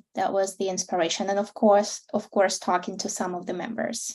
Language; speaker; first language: English; non-native, fluent; Russian